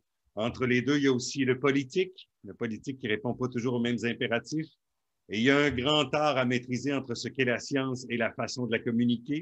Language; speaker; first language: French; native; French